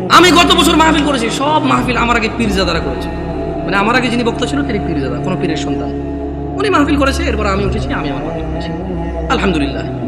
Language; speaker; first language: Bangla; early bilingual, heritage; Bangla